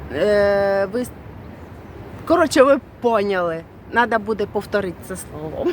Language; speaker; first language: Ukrainian; non-native, local second language; Russian